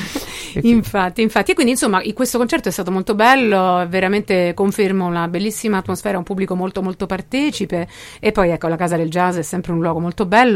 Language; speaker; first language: Italian; native; Italian